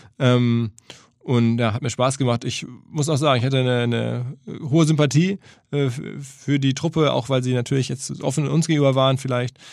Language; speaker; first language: German; native; German